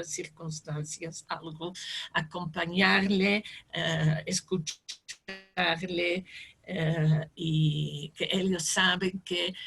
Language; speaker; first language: Spanish; non-native, fluent; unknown